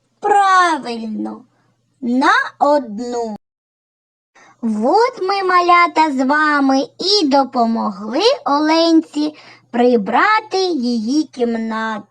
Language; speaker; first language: Ukrainian; native; Ukrainian